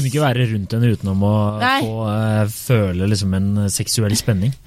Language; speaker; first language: Norwegian; native; Norwegian